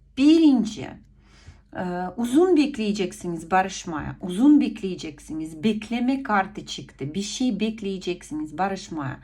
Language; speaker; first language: Turkish; non-native, fluent; Ukrainian